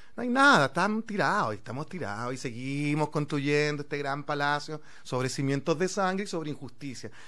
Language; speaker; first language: Spanish; native; Spanish